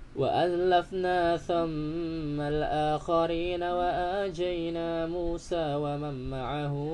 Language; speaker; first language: Arabic; non-native, learner; Indonesian